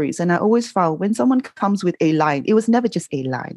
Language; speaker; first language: English; non-native, local second language; Cantonese